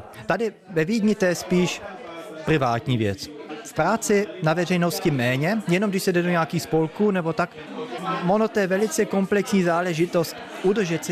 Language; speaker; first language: Czech; early bilingual, heritage; Czech